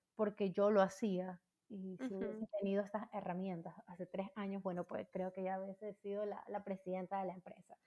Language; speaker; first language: Spanish; native; Spanish